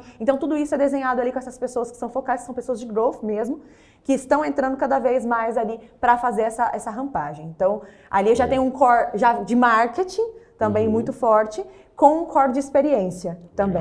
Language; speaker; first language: Portuguese; native; Portuguese